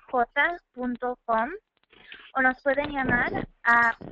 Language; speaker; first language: Spanish; native; Spanish